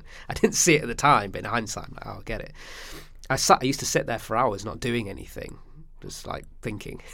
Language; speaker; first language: English; native; English